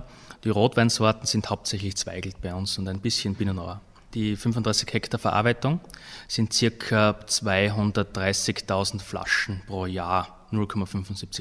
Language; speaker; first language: German; native; German